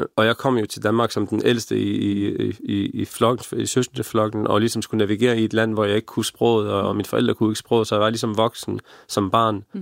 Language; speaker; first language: Danish; early bilingual, other home language; Arabic